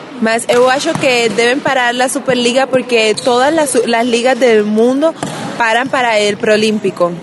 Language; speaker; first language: Portuguese; non-native, learner; Spanish